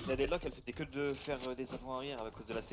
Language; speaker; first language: French; native; French